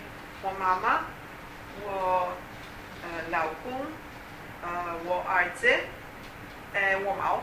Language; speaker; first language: Chinese; non-native, learner; Italian